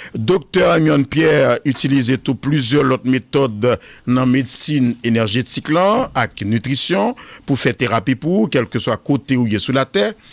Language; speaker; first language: French; non-native, local second language; Haitian Creole